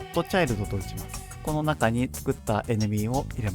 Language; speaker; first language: Japanese; native; Japanese